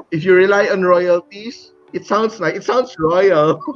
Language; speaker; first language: English; non-native, local second language; Cebuano